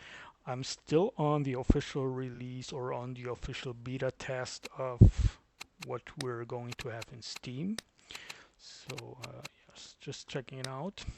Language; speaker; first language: English; non-native, fluent; German